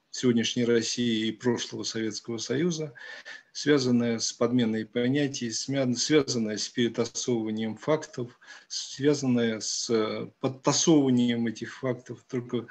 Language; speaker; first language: Russian; native; Russian